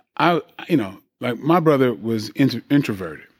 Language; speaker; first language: English; native; English